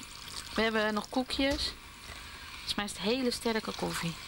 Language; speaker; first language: Dutch; native; Dutch